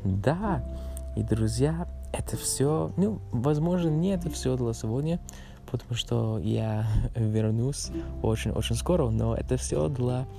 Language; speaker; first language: Russian; non-native, learner; English